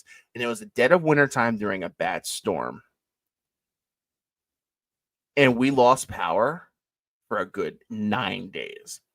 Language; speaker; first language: English; native; English